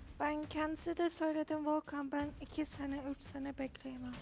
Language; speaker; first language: Turkish; non-native, learner; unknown